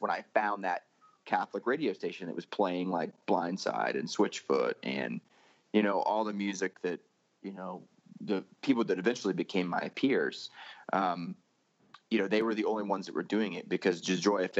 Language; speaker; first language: English; native; English